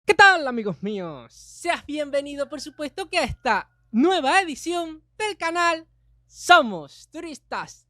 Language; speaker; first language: Spanish; native; Spanish